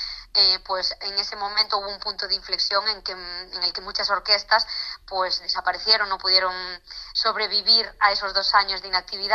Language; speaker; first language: Spanish; native; Spanish